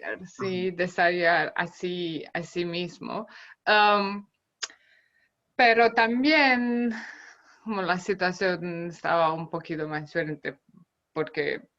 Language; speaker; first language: Spanish; non-native, fluent; Romanian